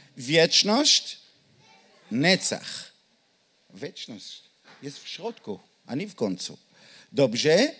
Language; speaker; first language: Polish; non-native, learner; Hebrew